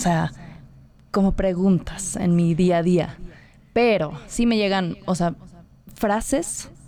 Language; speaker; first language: Spanish; non-native, fluent; Swedish